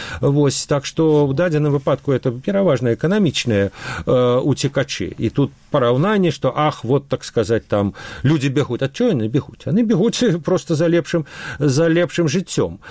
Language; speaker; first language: Belarusian; non-native, local second language; Russian